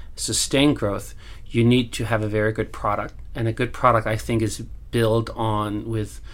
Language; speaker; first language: English; non-native, fluent; Danish